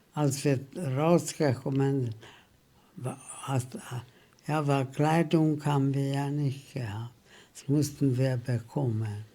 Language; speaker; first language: German; early bilingual, heritage; German